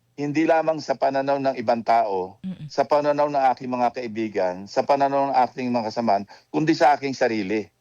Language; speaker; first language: Filipino; native; Filipino